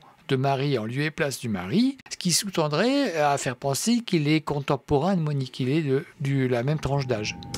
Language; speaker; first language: French; native; French